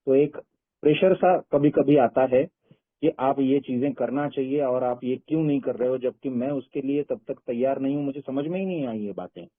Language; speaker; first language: Hindi; native; Hindi